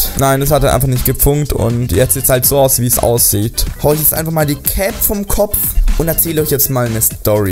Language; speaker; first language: German; native; German